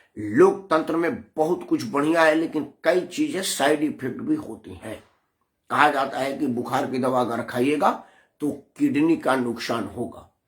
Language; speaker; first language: Hindi; native; Hindi